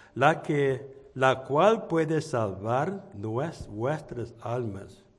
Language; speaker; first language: Spanish; non-native, fluent; English